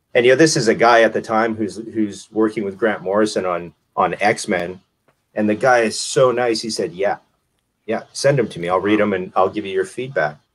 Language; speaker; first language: English; native; English